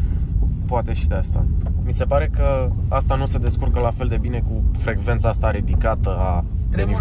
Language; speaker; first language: Romanian; native; Romanian